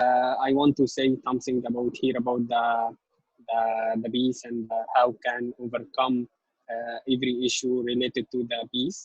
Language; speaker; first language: English; non-native, learner; Arabic